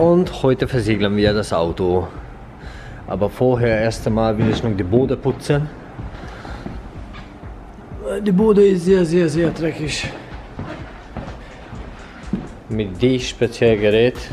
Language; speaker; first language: German; non-native, fluent; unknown